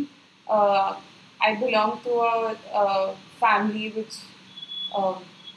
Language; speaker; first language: English; non-native, local second language; Hindi